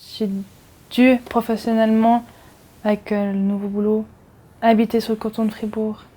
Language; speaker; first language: French; native; French